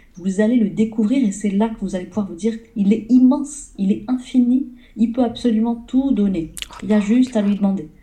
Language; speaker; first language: French; early bilingual, other home language; Arabic